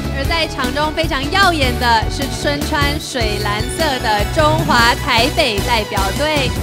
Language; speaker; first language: Chinese; native; Chinese